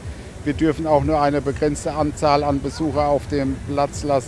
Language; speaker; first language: German; native; German